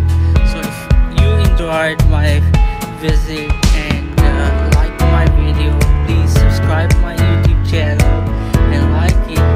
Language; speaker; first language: English; non-native, local second language; Urdu